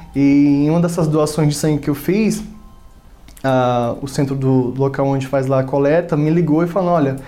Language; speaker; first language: Portuguese; native; Portuguese